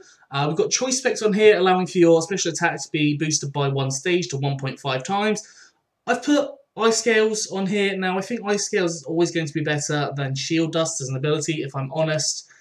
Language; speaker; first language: English; native; English